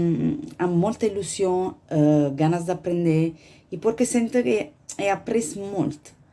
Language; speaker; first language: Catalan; non-native, learner; Italian